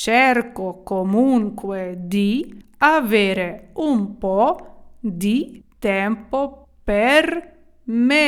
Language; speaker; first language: Italian; non-native, fluent; Ukrainian